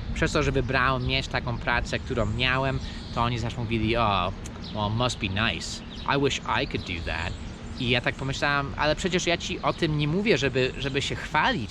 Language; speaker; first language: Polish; early bilingual, heritage; Polish